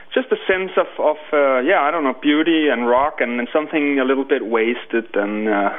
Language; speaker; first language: English; non-native, fluent; Danish